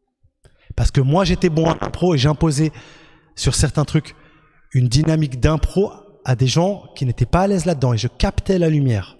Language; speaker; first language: French; native; French